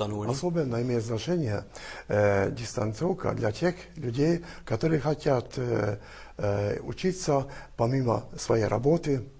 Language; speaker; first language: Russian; non-native, fluent; Hungarian